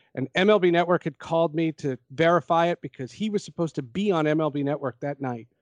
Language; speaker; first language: English; native; English